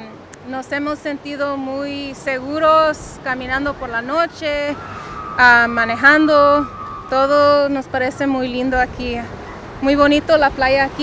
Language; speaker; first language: Spanish; early bilingual, heritage; Spanish